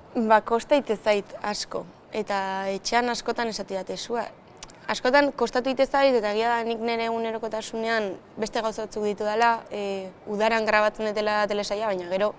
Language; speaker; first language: Basque; native; Basque